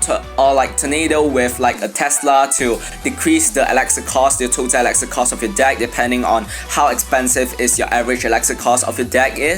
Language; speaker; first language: English; non-native, fluent; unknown